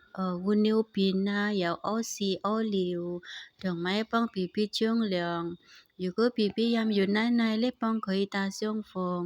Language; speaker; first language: Cantonese; non-native, learner; Indonesian